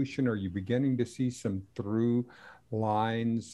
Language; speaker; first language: English; non-native, fluent; Spanish